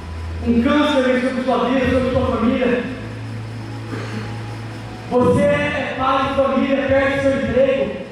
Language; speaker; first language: Portuguese; native; Portuguese